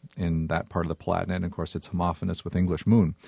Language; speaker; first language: English; native; English